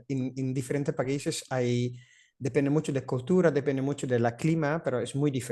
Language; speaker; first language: Spanish; non-native, fluent; Dutch